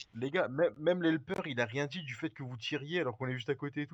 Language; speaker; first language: French; native; French